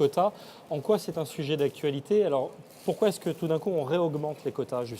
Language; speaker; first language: French; native; French